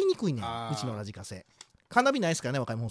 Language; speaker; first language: Japanese; native; Japanese